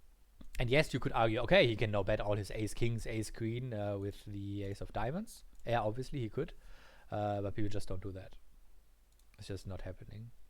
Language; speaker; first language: English; non-native, fluent; German